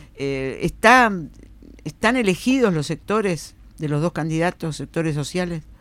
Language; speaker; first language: Spanish; native; Spanish